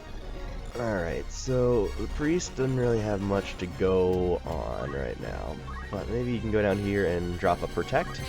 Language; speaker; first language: English; native; English